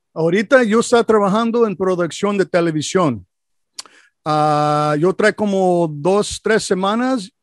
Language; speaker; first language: Spanish; non-native, learner; English